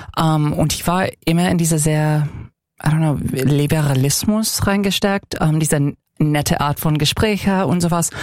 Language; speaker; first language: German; non-native, fluent; English